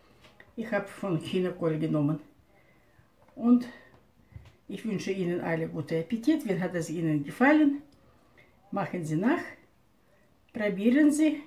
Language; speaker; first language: German; non-native, fluent; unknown